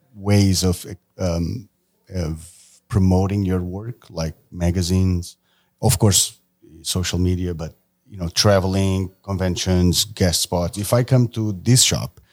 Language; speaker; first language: English; non-native, fluent; Portuguese